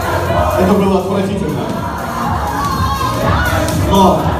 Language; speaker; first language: Russian; native; Russian